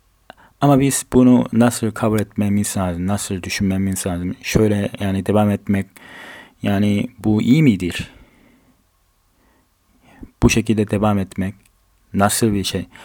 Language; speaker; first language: Turkish; non-native, fluent; Korean